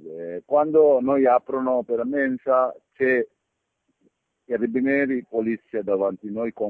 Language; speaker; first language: Italian; non-native, learner; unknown